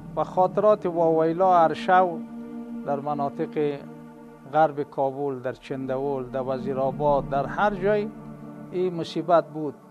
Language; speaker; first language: Persian; native; Persian